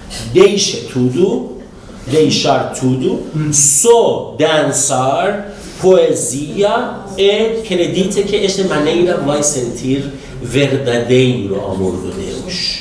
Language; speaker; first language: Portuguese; non-native, learner; Persian